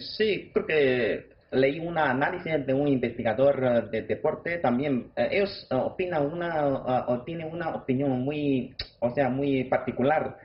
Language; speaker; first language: Spanish; non-native, fluent; Chinese